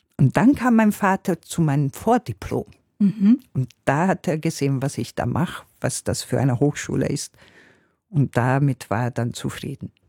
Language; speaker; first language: German; non-native, fluent; Hungarian